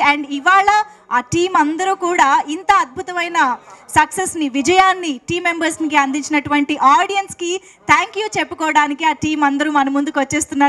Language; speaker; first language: Telugu; native; Telugu